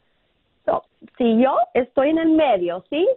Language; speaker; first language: Spanish; non-native, fluent; English